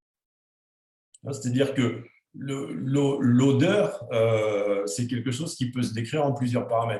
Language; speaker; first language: French; native; French